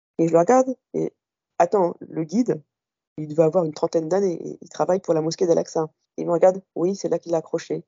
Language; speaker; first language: French; early bilingual, other home language; Kabyle